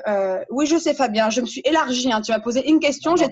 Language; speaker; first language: French; native; French